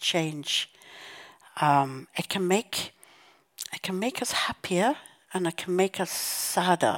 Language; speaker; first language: English; native; English